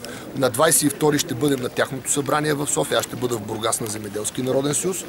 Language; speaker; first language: Bulgarian; native; Bulgarian